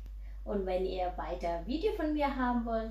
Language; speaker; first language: German; non-native, learner; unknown